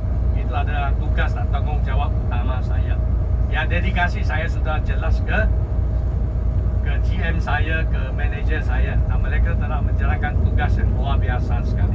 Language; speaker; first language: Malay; non-native, local second language; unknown